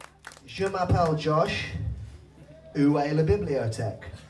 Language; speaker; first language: French; non-native, learner; English